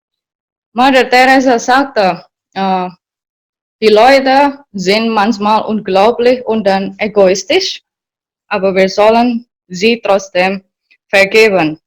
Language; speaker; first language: German; non-native, learner; Indonesian